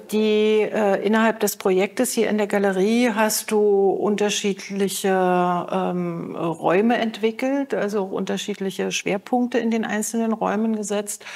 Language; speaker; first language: German; non-native, fluent; French